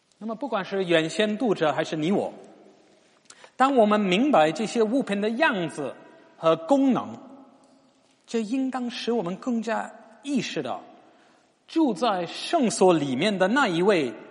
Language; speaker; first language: Chinese; non-native, fluent; English